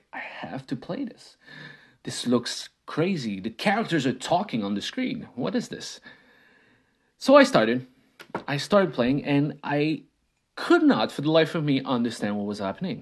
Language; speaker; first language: English; non-native, fluent; French